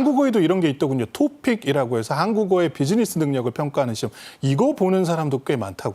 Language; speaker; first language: Korean; native; Korean